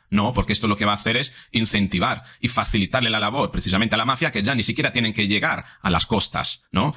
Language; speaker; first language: Spanish; non-native, fluent; Italian